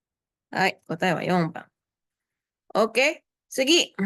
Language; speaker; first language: Japanese; non-native, fluent; Indonesian